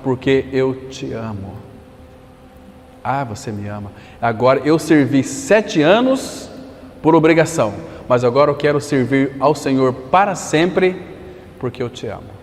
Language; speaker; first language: Portuguese; native; Portuguese